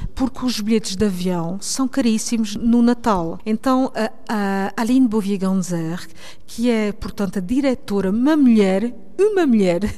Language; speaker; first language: Portuguese; early bilingual, heritage; Portuguese